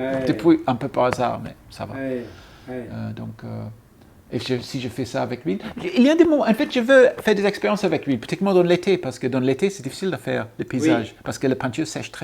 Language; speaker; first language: French; non-native, fluent; English